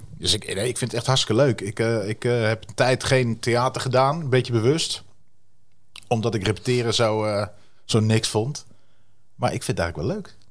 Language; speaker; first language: Dutch; native; Dutch